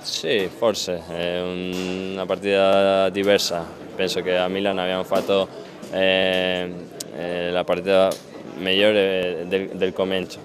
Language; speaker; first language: Italian; non-native, fluent; Spanish